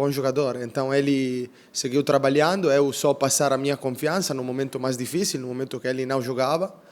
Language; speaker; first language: Portuguese; non-native, fluent; Italian